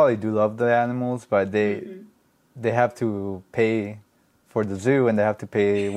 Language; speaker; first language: English; non-native, fluent; Spanish